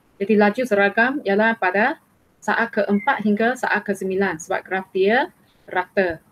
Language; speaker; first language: Malay; non-native, local second language; Chinese